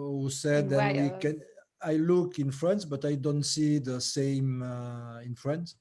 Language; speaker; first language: English; non-native, learner; French